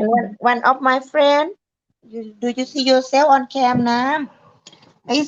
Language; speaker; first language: English; non-native, learner; Thai